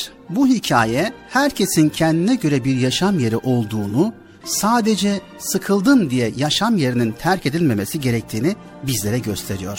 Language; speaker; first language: Turkish; native; Turkish